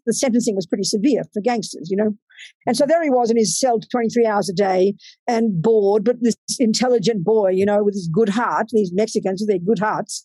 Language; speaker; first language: English; native; English